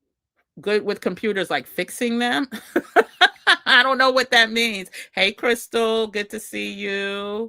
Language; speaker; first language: English; native; English